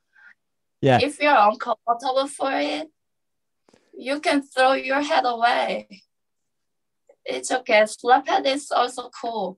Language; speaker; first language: English; non-native, learner; Korean